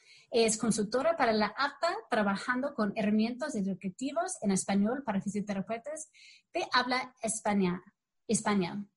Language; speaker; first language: Spanish; non-native, learner; English